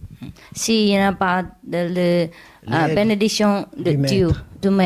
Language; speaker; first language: French; non-native, learner; Vietnamese